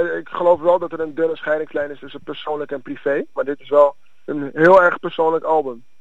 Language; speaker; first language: Dutch; early bilingual, other home language; Akan